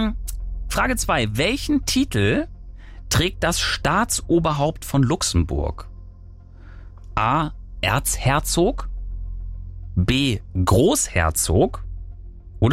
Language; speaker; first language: German; native; German